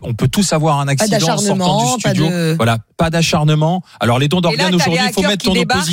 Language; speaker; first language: French; native; French